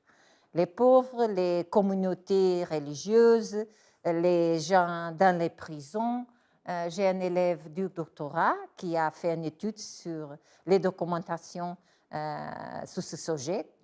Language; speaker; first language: French; non-native, fluent; Portuguese